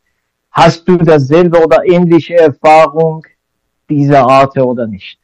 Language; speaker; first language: German; non-native, learner; Persian